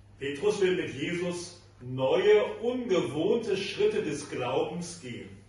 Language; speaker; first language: German; native; German